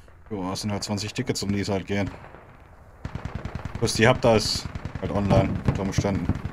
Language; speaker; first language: German; native; German